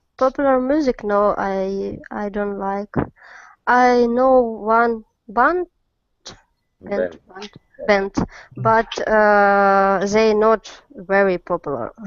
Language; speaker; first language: English; non-native, learner; Russian